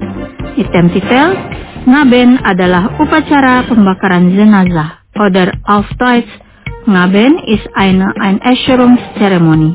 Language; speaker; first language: German; non-native, fluent; Indonesian